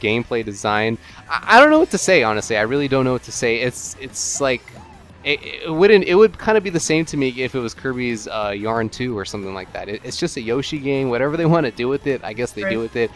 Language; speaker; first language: English; native; English